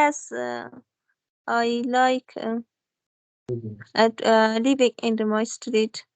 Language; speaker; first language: English; non-native, learner; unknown